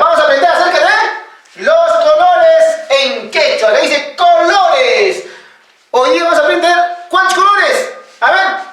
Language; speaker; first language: Spanish; non-native, local second language; Quechua